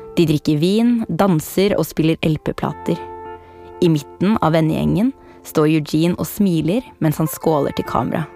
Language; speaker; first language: Norwegian; native; Norwegian